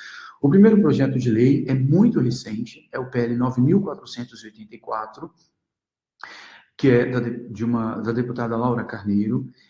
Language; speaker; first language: Portuguese; native; Portuguese